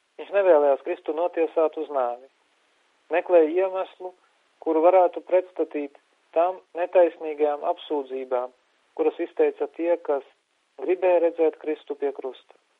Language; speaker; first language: Latvian; native; Latvian